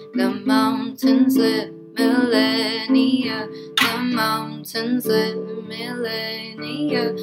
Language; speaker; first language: English; non-native, local second language; Hindi